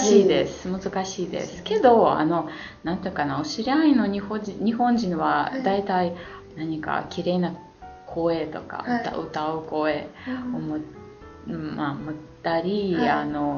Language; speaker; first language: Japanese; non-native, fluent; Ukrainian